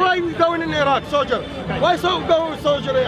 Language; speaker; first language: English; non-native, learner; Arabic